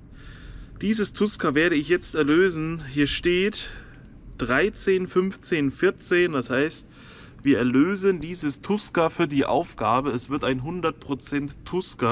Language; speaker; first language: German; native; German